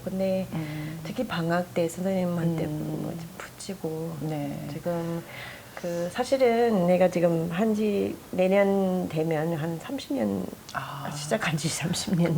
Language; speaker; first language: Korean; non-native, fluent; English